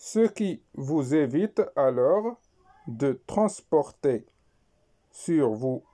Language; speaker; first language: French; non-native, local second language; Arabic